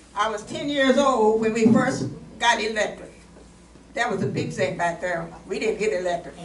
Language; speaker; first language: English; native; English